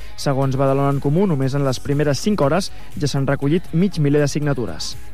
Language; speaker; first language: Catalan; native; Catalan